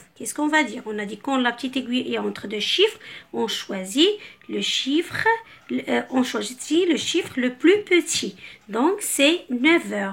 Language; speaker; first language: French; non-native, local second language; Arabic